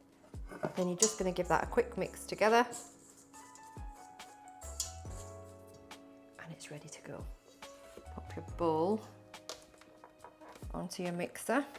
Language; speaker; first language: English; native; English